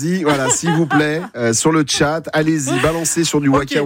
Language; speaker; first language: French; native; French